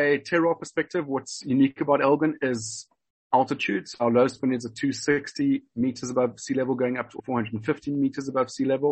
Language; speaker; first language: English; native; English